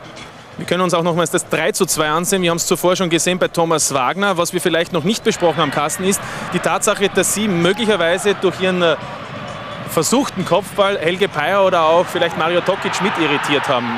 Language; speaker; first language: German; native; German